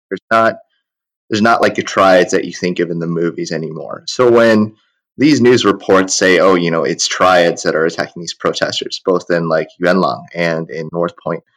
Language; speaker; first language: English; early bilingual, other home language; Chinese